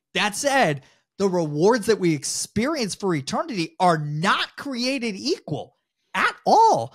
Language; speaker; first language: English; native; English